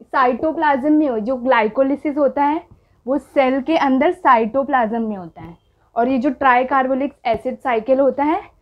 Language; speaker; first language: Hindi; non-native, local second language; Marathi